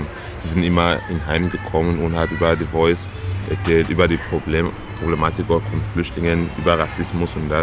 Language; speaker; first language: German; non-native, learner; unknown